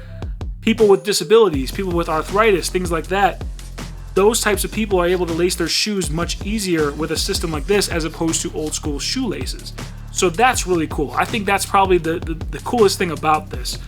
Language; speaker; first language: English; native; English